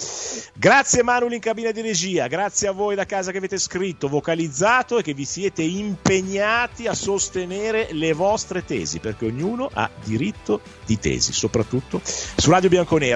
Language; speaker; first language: Italian; native; Italian